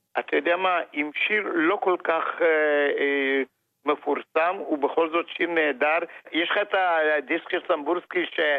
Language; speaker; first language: Hebrew; non-native, fluent; Romanian